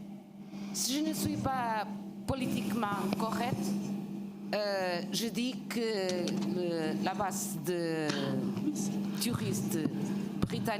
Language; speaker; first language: French; non-native, fluent; Portuguese